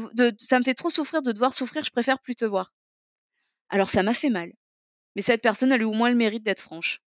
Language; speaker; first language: French; native; French